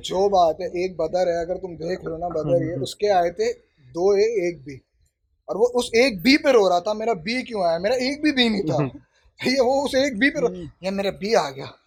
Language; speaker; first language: Urdu; native; Urdu